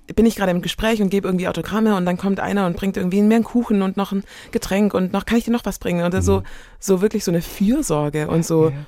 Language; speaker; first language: German; native; German